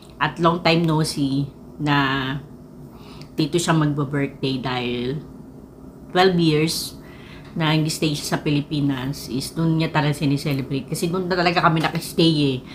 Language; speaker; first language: Filipino; native; Filipino